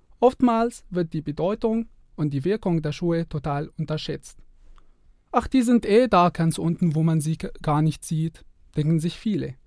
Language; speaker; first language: German; non-native, fluent; Arabic